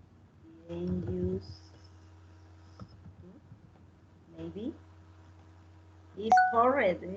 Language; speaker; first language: English; non-native, learner; Spanish